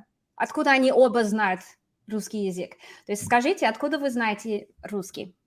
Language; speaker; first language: Russian; non-native, fluent; English